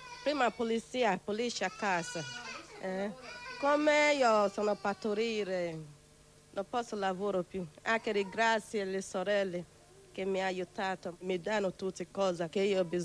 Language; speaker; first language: Italian; non-native, learner; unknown